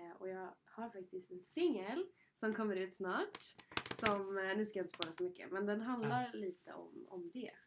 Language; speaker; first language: Swedish; native; Swedish